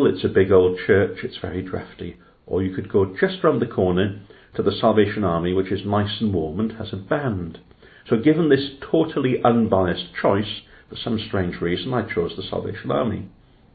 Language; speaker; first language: English; native; English